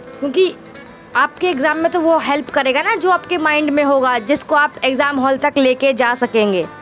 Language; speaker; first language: Hindi; native; Hindi